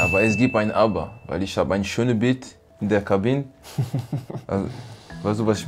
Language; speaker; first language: German; non-native, learner; French